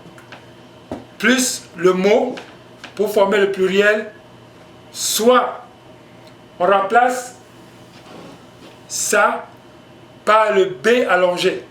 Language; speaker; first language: French; non-native, local second language; Basaa